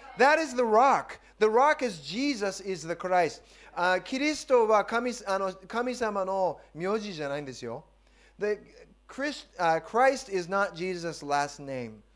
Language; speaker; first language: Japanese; non-native, fluent; English